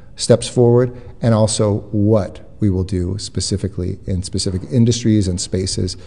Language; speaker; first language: English; native; English